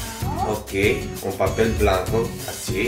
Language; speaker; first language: Spanish; non-native, fluent; Italian